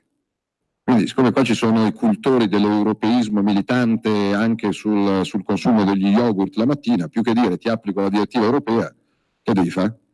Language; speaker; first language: Italian; native; Italian